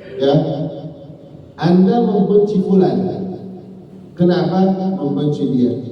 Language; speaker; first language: Indonesian; non-native, learner; Arabic